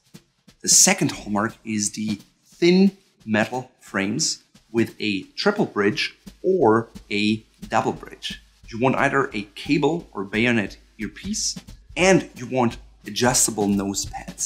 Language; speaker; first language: English; non-native, fluent; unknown